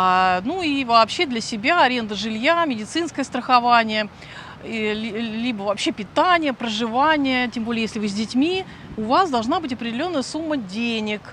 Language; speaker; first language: Russian; native; Russian